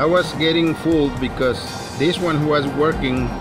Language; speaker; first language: English; non-native, fluent; Spanish